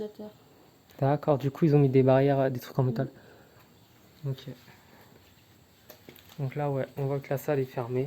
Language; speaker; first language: French; native; French